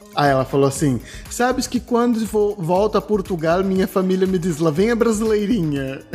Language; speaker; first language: Portuguese; native; Portuguese